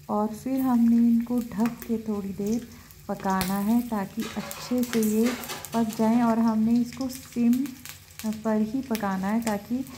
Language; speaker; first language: Hindi; native; Hindi